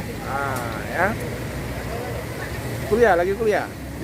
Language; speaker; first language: Indonesian; native; Indonesian